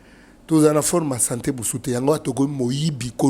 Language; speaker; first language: French; non-native, local second language; Lingala